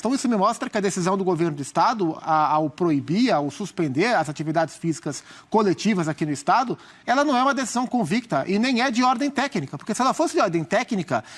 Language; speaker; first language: Portuguese; native; Portuguese